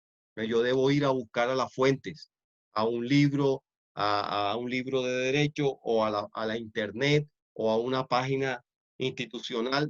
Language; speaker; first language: Spanish; native; Spanish